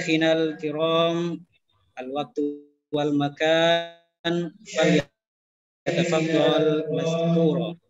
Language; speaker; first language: Arabic; non-native, fluent; Indonesian